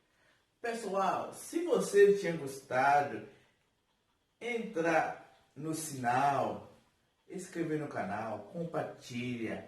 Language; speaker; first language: Portuguese; non-native, fluent; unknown